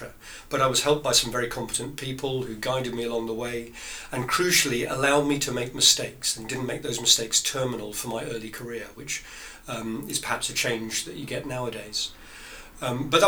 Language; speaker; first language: English; native; English